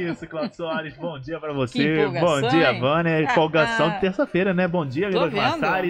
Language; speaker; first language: Portuguese; native; Portuguese